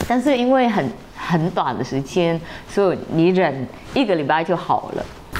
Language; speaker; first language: Chinese; non-native, fluent; Vietnamese